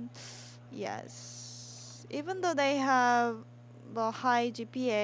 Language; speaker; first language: English; non-native, learner; Korean